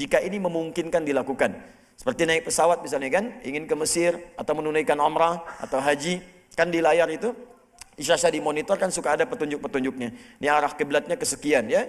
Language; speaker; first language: Indonesian; native; Indonesian